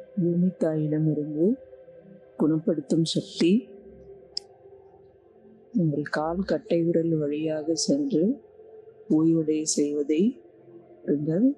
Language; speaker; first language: Tamil; native; Tamil